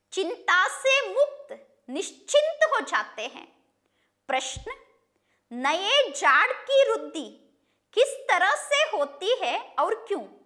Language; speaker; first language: Hindi; non-native, local second language; Kannada